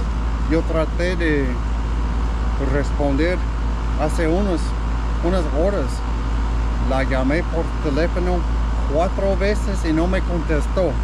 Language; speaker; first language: Spanish; non-native, fluent; English